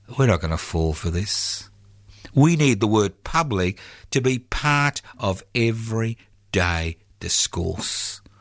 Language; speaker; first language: English; early bilingual, other home language; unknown